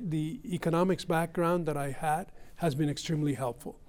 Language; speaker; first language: English; early bilingual, other home language; Spanish